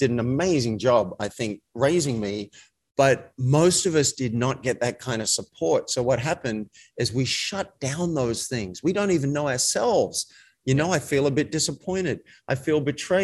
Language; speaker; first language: English; native; English